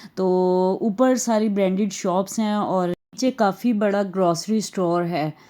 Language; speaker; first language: Urdu; native; Urdu